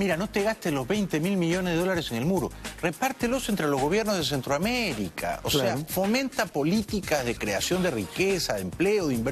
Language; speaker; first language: Spanish; native; Spanish